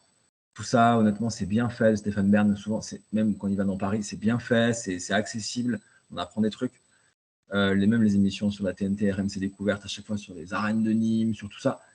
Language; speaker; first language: French; native; French